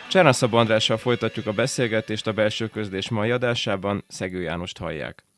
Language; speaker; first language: Hungarian; native; Hungarian